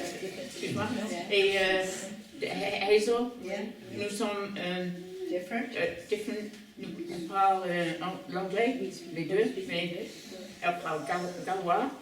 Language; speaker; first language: French; non-native, learner; English